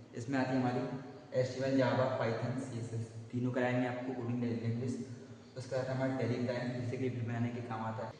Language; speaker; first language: Hindi; native; Hindi